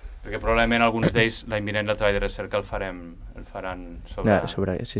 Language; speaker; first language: Catalan; native; Catalan